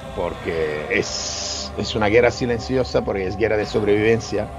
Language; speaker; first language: Spanish; non-native, fluent; Serbian